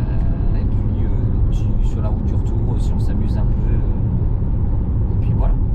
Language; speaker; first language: French; native; French